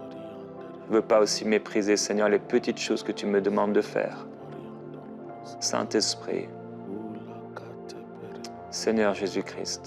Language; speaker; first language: French; native; French